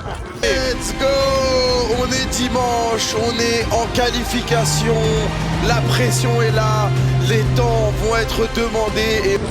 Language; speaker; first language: French; native; French